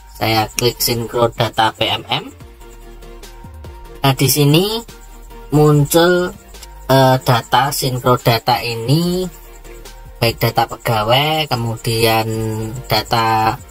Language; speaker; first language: Indonesian; native; Indonesian